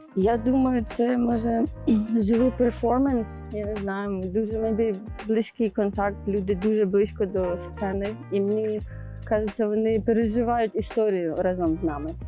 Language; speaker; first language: Ukrainian; native; Ukrainian